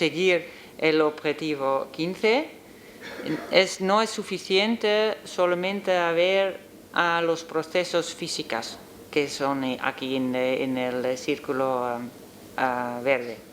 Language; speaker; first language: Spanish; non-native, learner; Dutch